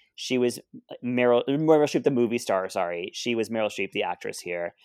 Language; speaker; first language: English; native; English